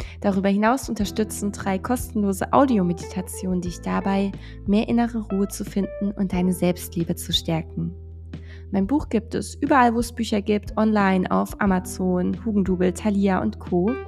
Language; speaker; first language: German; native; German